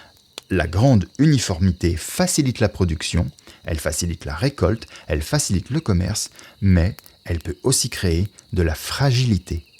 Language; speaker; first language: French; native; French